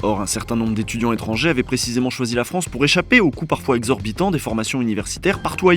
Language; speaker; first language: French; native; French